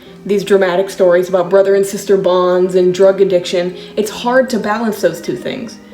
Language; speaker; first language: English; native; English